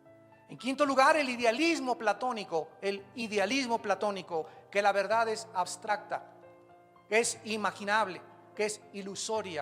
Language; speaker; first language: Spanish; native; Spanish